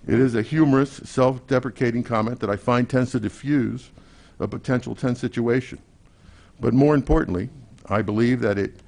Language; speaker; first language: English; native; English